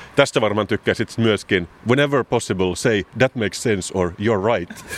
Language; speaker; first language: Finnish; native; Finnish